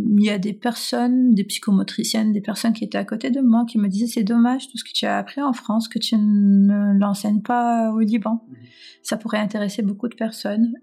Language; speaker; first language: French; non-native, local second language; Arabic